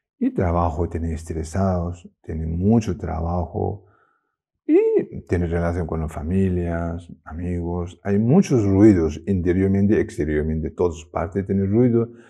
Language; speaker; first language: Spanish; non-native, learner; Tibetan